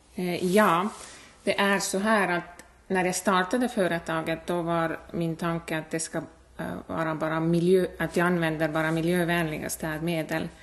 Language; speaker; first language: Swedish; non-native, fluent; Estonian